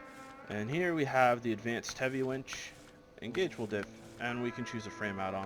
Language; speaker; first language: English; native; English